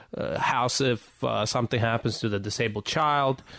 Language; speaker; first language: English; early bilingual, other home language; Russian